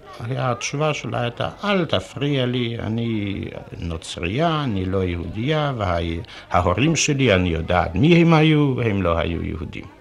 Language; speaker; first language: Hebrew; non-native, fluent; Yiddish